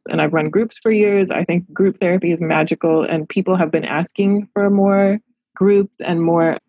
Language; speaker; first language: English; native; English